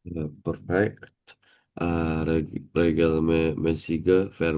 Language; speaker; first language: German; non-native, learner; Indonesian